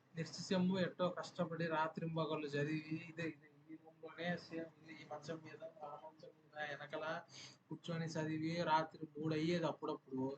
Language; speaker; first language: Telugu; native; Telugu